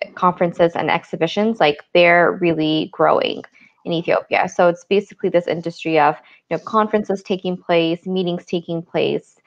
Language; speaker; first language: English; native; English